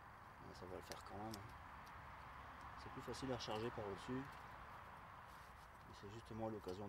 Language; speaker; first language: French; native; French